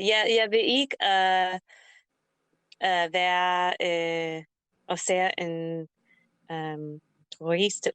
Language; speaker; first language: Danish; non-native, learner; English